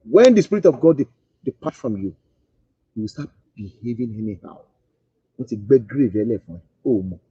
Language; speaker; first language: English; non-native, local second language; Yoruba